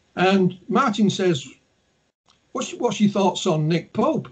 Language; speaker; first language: English; native; English